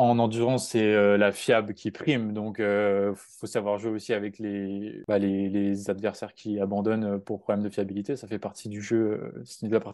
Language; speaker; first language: French; native; French